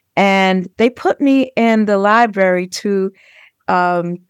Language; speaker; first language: English; native; English